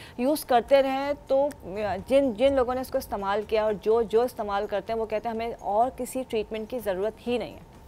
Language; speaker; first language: Urdu; native; Urdu